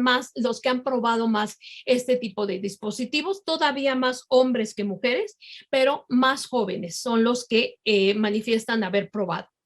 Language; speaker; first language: Spanish; native; Spanish